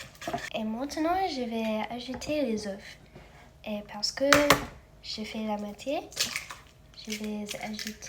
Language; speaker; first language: French; non-native, fluent; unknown